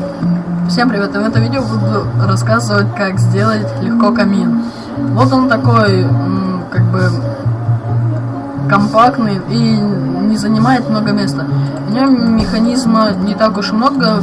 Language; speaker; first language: Russian; native; Russian